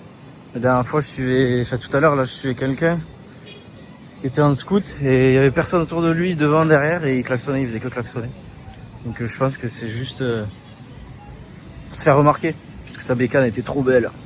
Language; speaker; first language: French; native; French